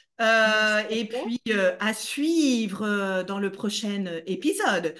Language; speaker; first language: French; native; French